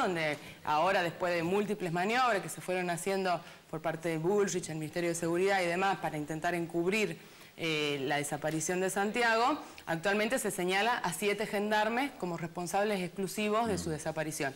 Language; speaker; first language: Spanish; native; Spanish